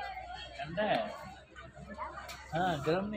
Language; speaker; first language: Hindi; non-native, learner; Bangla